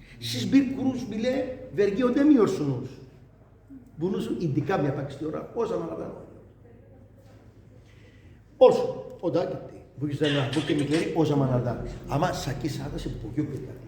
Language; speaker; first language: Turkish; non-native, learner; Greek